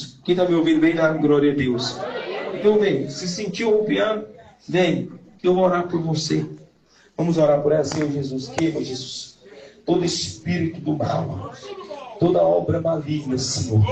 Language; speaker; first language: Portuguese; native; Portuguese